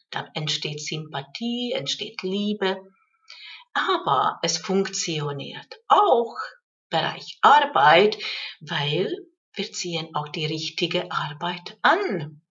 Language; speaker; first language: German; non-native, fluent; Hungarian